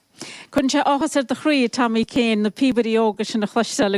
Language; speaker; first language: Irish; native; Irish